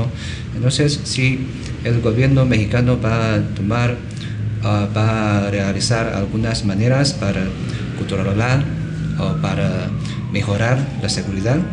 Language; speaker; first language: Spanish; non-native, learner; Chinese